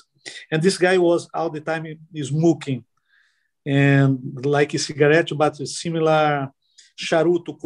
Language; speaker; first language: English; non-native, learner; Portuguese